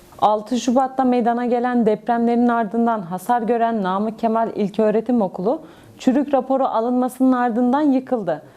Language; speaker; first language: Turkish; native; Turkish